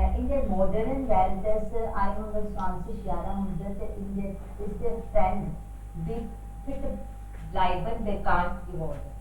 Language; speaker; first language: German; non-native, learner; Hindi